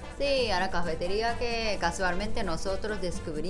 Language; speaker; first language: Spanish; non-native, learner; Japanese